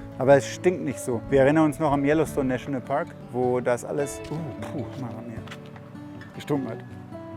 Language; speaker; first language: German; native; German